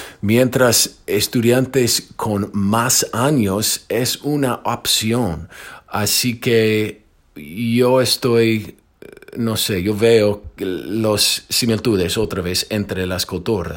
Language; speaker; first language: Spanish; non-native, fluent; English